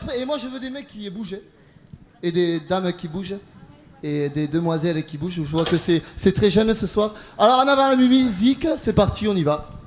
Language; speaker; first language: French; native; French